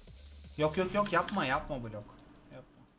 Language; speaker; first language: Turkish; native; Turkish